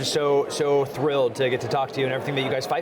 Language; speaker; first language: English; native; English